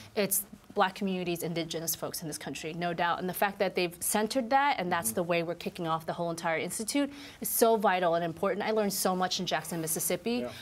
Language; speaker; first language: English; native; English